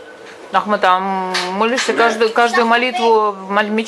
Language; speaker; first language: Russian; native; Russian